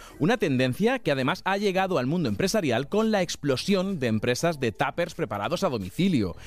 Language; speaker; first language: Spanish; native; Spanish